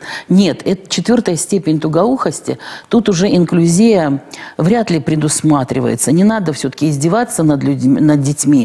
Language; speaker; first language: Russian; native; Russian